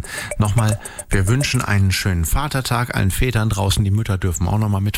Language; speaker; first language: German; native; German